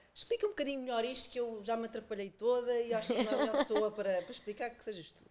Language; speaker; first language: Portuguese; early bilingual, other home language; Kabuverdianu